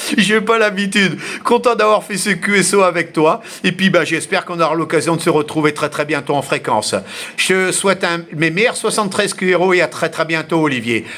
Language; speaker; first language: French; early bilingual, heritage; French